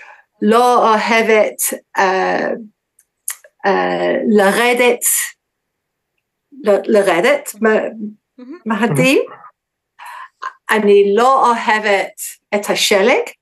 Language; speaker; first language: Hebrew; non-native, learner; English